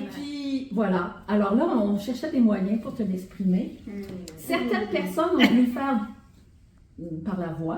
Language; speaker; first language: French; native; French